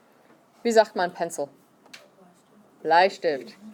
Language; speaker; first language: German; non-native, fluent; English